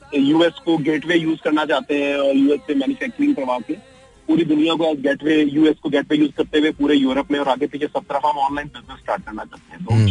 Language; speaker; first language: Urdu; non-native, local second language; Bangla